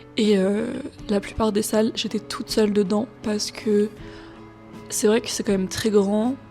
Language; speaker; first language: French; native; French